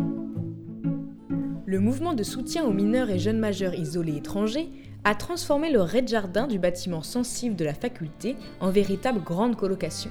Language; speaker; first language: French; native; French